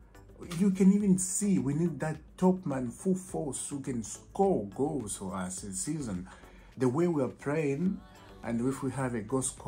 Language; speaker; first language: English; non-native, fluent; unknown